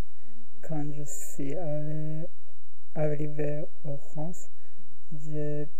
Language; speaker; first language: French; non-native, learner; Japanese